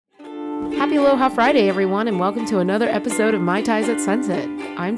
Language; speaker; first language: English; native; English